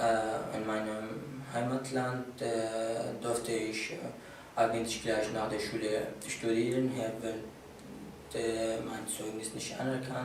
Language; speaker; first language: German; non-native, fluent; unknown